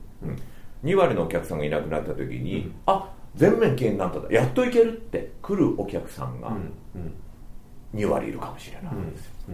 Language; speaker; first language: Japanese; native; Japanese